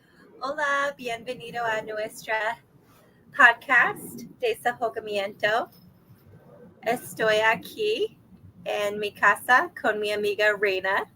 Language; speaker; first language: Spanish; non-native, learner; English